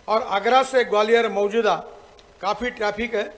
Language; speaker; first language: Hindi; non-native, local second language; Marathi